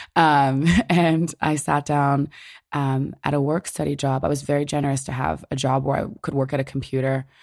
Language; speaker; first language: English; native; English